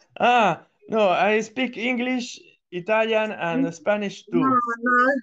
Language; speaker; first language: English; non-native, learner; Italian